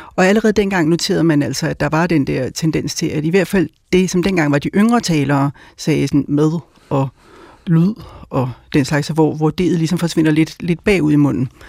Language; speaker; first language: Danish; native; Danish